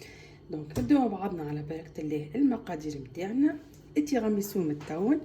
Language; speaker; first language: Arabic; native; Arabic